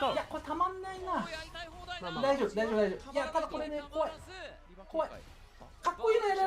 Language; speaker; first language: Japanese; native; Japanese